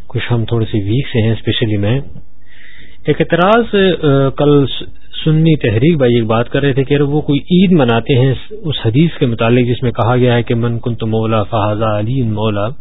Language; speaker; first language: Urdu; non-native, local second language; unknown